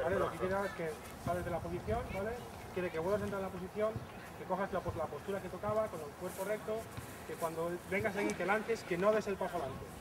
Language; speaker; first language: Spanish; native; Spanish